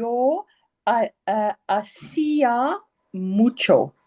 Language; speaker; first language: Spanish; non-native, learner; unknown